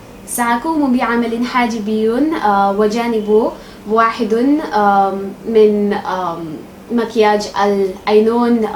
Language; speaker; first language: Arabic; non-native, local second language; Bangla